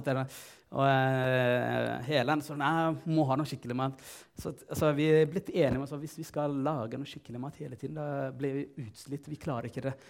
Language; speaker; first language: Norwegian; non-native, fluent; Tigrinya